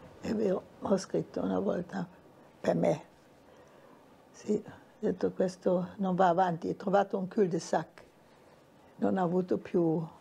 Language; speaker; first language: Italian; non-native, fluent; German